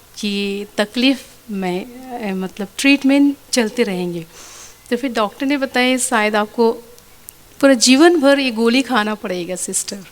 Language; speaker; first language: Hindi; non-native, local second language; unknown